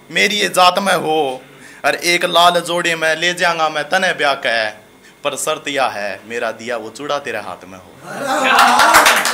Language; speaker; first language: Hindi; native; Hindi